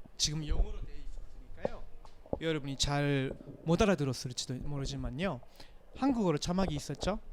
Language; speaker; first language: Korean; non-native, fluent; Japanese